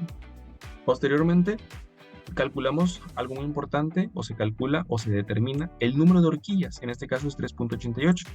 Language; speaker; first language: Spanish; native; Spanish